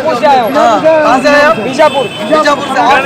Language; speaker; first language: Hindi; native; Hindi